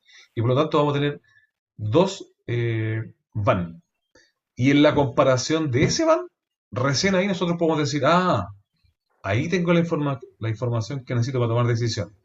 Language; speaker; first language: Spanish; native; Spanish